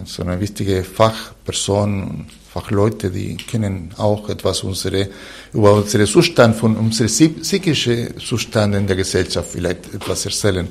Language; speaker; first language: German; non-native, fluent; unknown